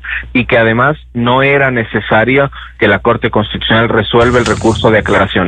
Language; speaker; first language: Spanish; native; Spanish